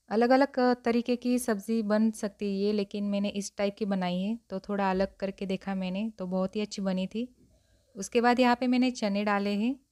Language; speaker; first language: Hindi; non-native, local second language; Marathi